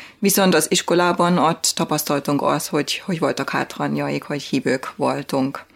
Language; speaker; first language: Hungarian; non-native, fluent; German